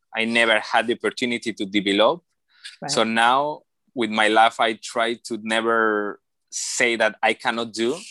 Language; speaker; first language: English; non-native, learner; Spanish